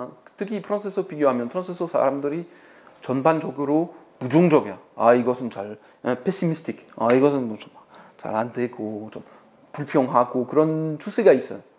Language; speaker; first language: Korean; non-native, fluent; French